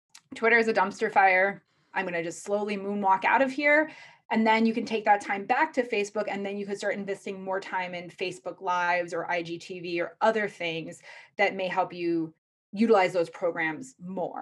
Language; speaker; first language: English; native; English